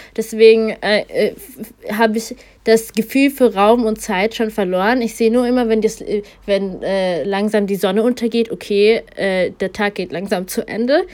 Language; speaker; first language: German; early bilingual, other home language; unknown